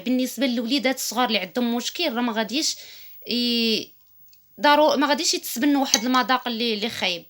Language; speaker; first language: Arabic; native; Arabic